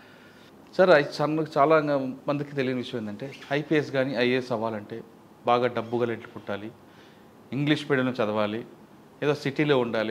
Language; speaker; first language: Telugu; native; Telugu